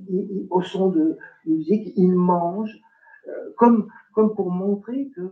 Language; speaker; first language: French; native; French